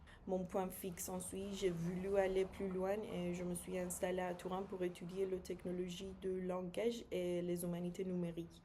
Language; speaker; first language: French; non-native, fluent; Persian